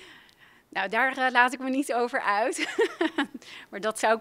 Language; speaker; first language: Dutch; native; Dutch